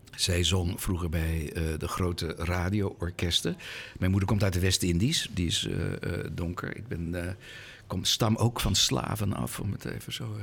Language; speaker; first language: Dutch; early bilingual, other home language; English